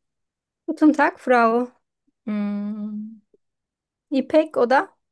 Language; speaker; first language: German; non-native, fluent; Turkish